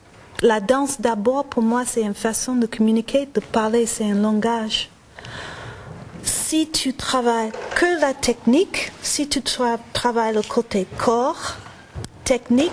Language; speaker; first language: French; non-native, learner; English